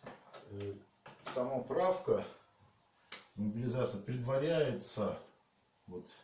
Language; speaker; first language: Russian; native; Russian